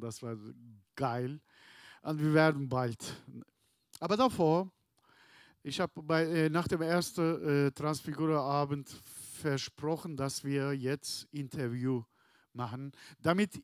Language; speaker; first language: German; non-native, learner; Turkish